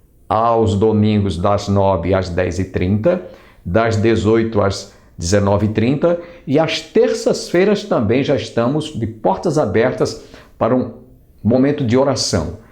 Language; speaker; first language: Portuguese; native; Portuguese